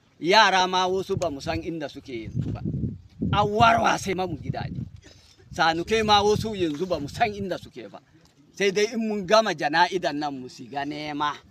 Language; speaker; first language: Hausa; non-native, local second language; Fula